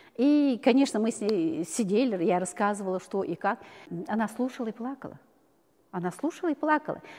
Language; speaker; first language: Russian; non-native, local second language; Chechen